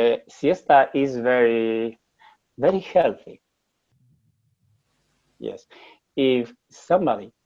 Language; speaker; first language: English; non-native, learner; Spanish